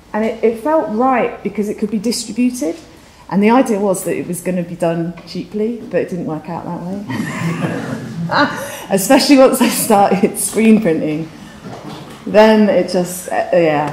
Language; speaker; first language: English; native; English